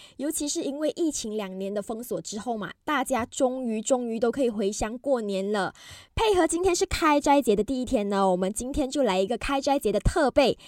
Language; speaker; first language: Chinese; native; Chinese